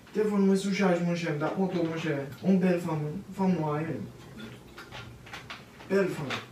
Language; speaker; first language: Haitian Creole; non-native, learner; English